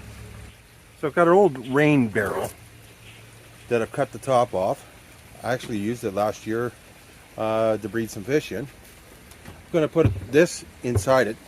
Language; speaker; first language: English; native; English